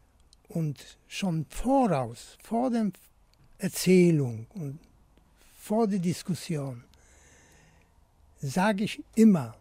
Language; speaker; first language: German; non-native, fluent; Polish